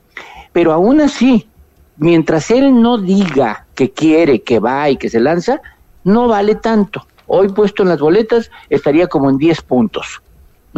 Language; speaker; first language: Spanish; native; Spanish